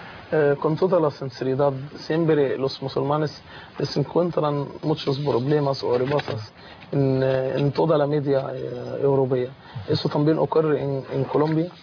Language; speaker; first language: Spanish; non-native, fluent; Arabic